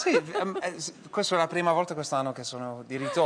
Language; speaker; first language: Italian; non-native, fluent; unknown